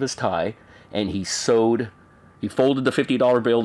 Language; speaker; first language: English; native; English